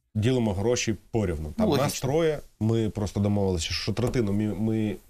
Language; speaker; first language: Ukrainian; native; Ukrainian